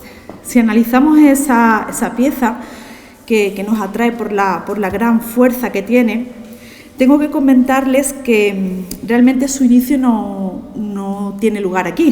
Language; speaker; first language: Spanish; native; Spanish